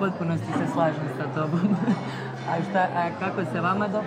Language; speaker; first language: Bosnian; native; Bosnian